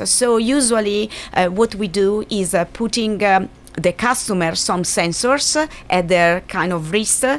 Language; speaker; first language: English; non-native, fluent; Italian